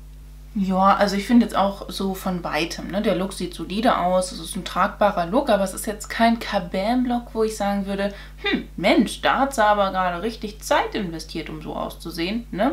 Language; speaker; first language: German; native; German